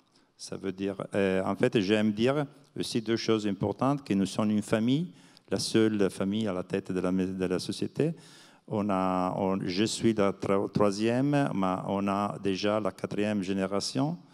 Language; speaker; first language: French; non-native, fluent; Italian